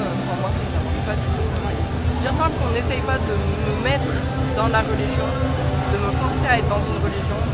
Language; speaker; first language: French; native; French